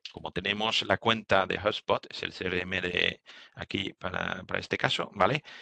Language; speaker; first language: Spanish; non-native, fluent; French